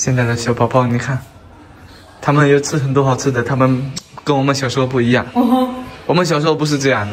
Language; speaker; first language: Chinese; native; Chinese